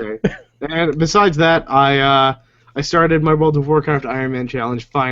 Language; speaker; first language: English; native; English